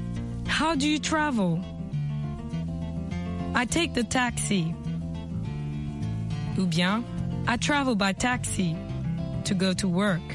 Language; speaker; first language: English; non-native, fluent; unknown